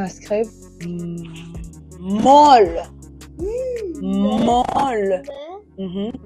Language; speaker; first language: Dutch; non-native, learner; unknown